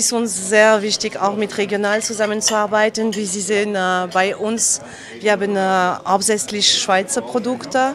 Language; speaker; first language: German; non-native, fluent; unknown